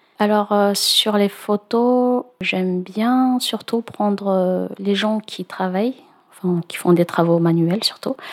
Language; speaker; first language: French; non-native, local second language; Malagasy